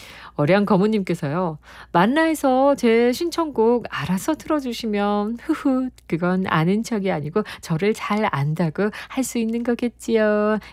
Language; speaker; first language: Korean; native; Korean